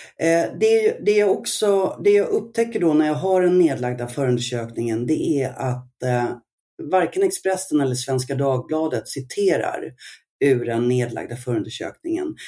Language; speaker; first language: Swedish; early bilingual, other home language; Arabic